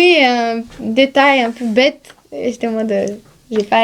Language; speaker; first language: French; non-native, fluent; Bulgarian